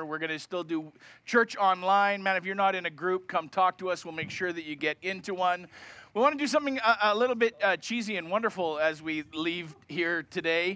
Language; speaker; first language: English; native; English